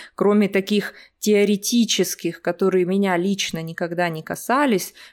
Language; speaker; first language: Russian; native; Russian